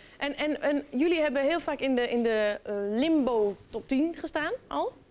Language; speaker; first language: Dutch; native; Dutch